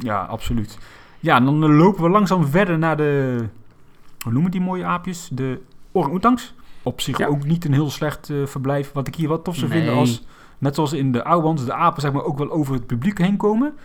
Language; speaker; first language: Dutch; native; Dutch